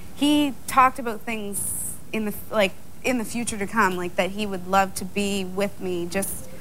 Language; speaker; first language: English; native; English